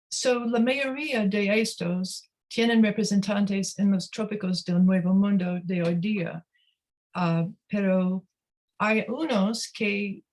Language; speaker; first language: Spanish; non-native, learner; English